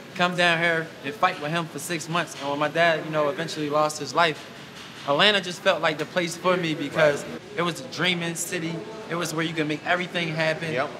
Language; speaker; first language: English; native; English